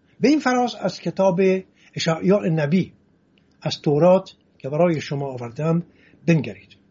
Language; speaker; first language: Persian; non-native, local second language; Assyrian Neo-Aramaic